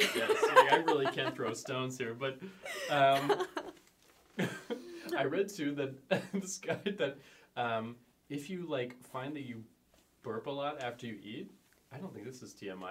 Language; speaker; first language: English; native; English